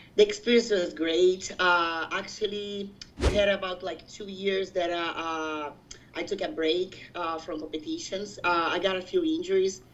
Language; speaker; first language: English; non-native, fluent; Portuguese